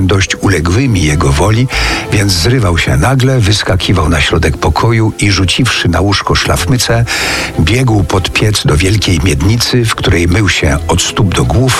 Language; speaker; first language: Polish; native; Polish